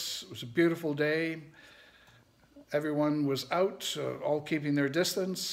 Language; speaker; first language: English; native; English